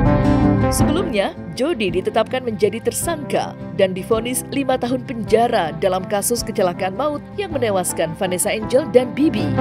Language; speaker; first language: Indonesian; native; Indonesian